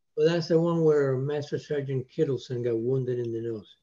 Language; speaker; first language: English; non-native, fluent; Spanish